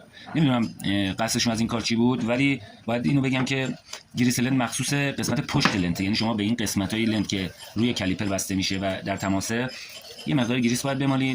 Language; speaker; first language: Persian; native; Persian